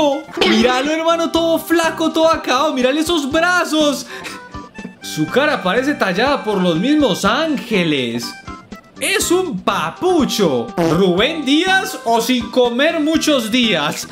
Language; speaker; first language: Spanish; native; Spanish